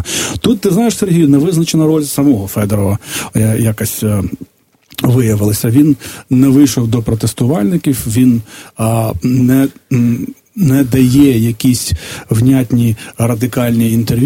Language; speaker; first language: Ukrainian; native; Ukrainian